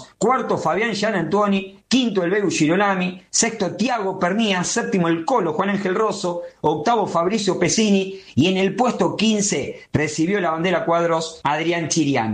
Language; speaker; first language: Spanish; native; Spanish